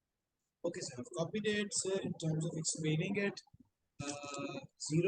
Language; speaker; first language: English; non-native, local second language; Urdu